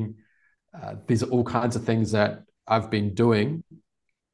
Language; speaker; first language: English; native; English